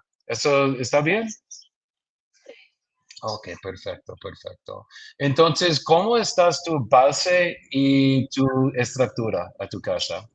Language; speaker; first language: Spanish; non-native, learner; English